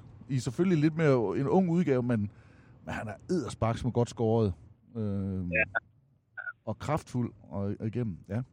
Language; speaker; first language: Danish; native; Danish